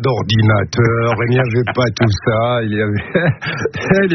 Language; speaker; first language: French; non-native, local second language; Arabic